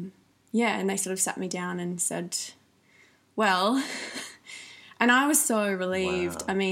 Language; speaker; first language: English; native; English